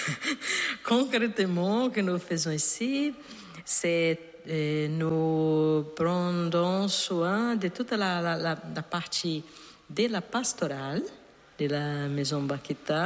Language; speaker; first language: French; non-native, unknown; Portuguese